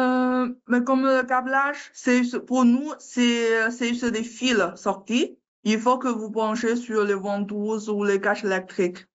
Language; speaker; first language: French; non-native, learner; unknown